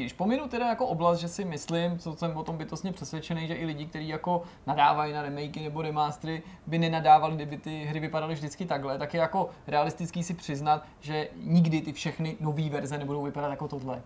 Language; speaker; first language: Czech; native; Czech